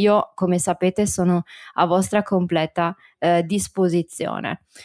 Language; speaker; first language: Italian; native; Italian